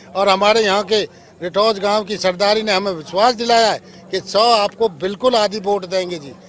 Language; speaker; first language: Hindi; native; Hindi